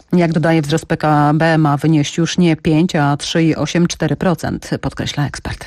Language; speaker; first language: Polish; native; Polish